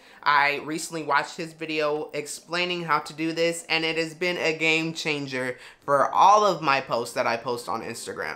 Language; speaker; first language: English; native; English